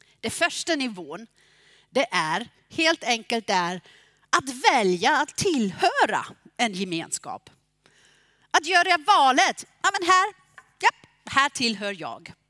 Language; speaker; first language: Swedish; non-native, fluent; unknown